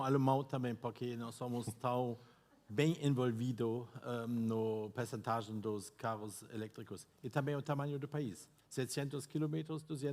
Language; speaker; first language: Portuguese; non-native, fluent; German